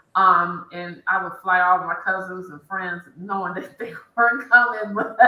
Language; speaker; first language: English; native; English